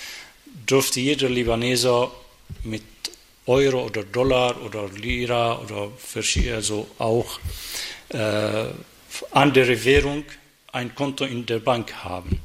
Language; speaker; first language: German; non-native, fluent; Arabic